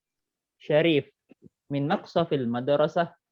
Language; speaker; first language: Arabic; non-native, learner; Indonesian